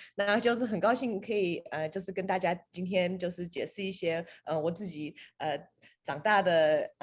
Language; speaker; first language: Chinese; early bilingual, heritage; Chinese